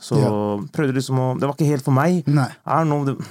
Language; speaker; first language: Norwegian; early bilingual, other home language; Turkish